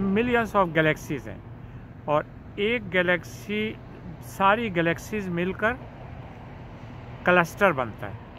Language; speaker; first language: Urdu; native; Urdu